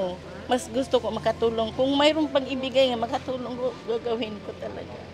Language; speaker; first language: Filipino; non-native, local second language; Cebuano